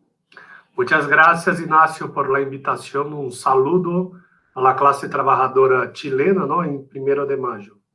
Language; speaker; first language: Spanish; non-native, fluent; Portuguese